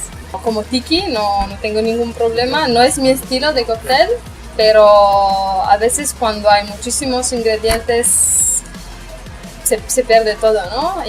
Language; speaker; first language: Spanish; non-native, fluent; Italian